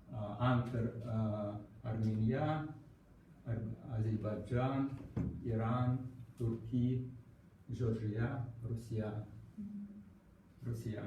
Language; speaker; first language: French; non-native, learner; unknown